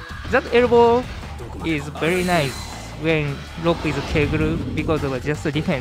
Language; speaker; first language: English; non-native, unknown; Japanese